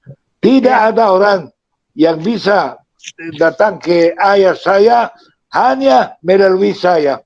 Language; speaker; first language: Indonesian; non-native, fluent; Hebrew